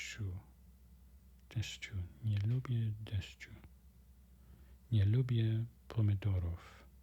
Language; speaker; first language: Polish; non-native, learner; English